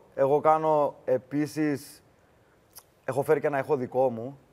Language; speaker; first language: Greek; native; Greek